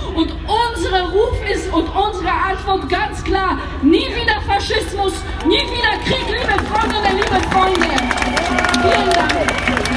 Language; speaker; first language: German; early bilingual, other home language; Polish